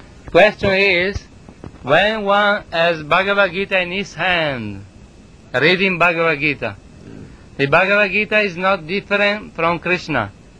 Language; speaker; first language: English; non-native, fluent; Italian